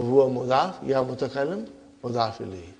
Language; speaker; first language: Arabic; non-native, fluent; English